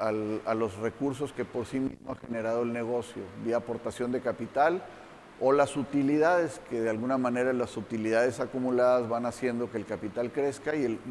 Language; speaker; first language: Spanish; native; Spanish